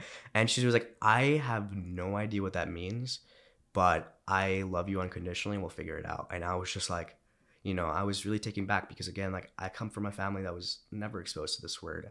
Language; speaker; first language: English; early bilingual, other home language; Romanian